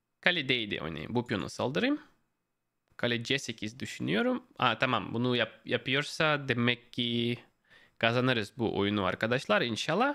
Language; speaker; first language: Turkish; non-native, fluent; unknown